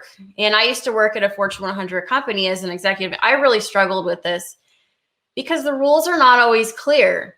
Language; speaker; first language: English; native; English